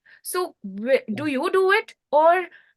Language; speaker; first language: Hindi; native; Hindi